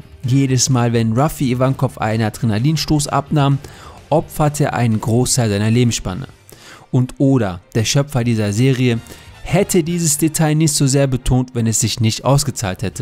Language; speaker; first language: German; native; German